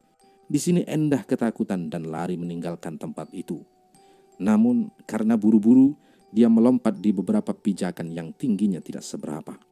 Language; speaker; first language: Indonesian; native; Indonesian